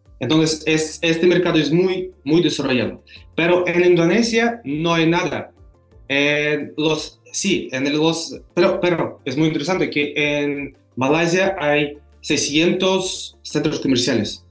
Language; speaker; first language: Spanish; non-native, learner; Russian